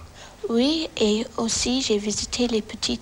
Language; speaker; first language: French; non-native, learner; English